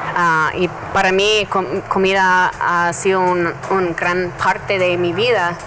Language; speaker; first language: Spanish; non-native, learner; English